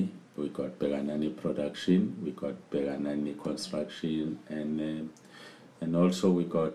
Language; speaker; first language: English; non-native, local second language; Zulu